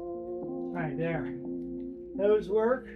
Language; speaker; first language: English; native; English